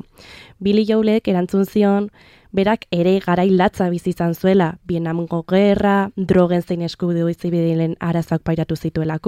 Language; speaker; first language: Basque; native; Basque